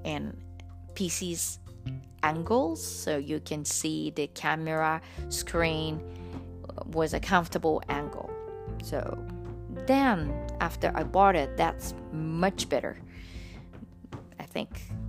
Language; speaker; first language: English; non-native, fluent; Japanese